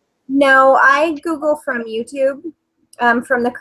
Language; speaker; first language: English; native; English